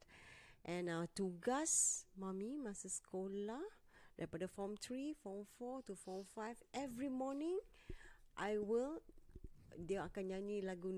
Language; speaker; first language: English; non-native, local second language; Malay